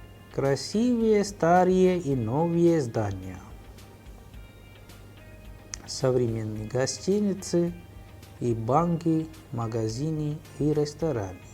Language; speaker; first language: Russian; non-native, fluent; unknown